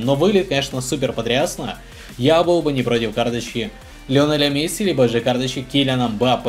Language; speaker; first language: Russian; native; Russian